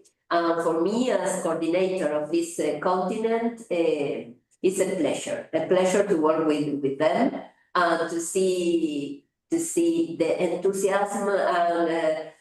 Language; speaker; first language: English; non-native, fluent; Spanish